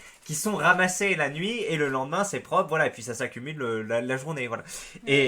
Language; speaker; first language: French; native; French